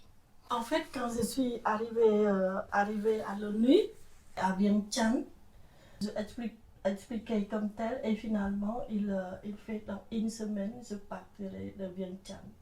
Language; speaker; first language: French; non-native, fluent; Khmer